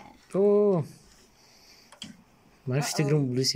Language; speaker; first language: Arabic; native; Arabic